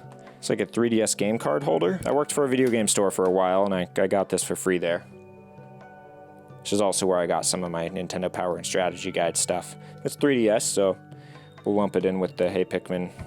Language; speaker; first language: English; native; English